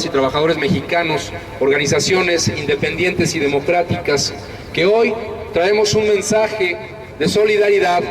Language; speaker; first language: Spanish; native; Spanish